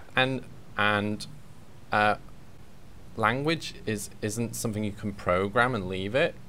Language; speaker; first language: English; native; English